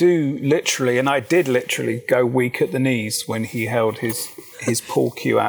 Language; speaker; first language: English; native; English